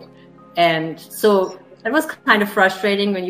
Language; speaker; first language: English; non-native, fluent; German